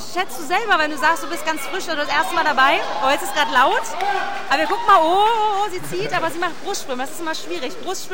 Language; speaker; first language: German; native; German